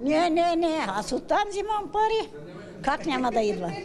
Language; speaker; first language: Bulgarian; non-native, local second language; Turkish